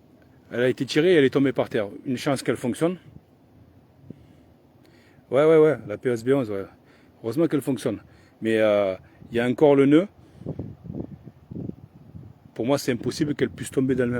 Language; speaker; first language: French; native; French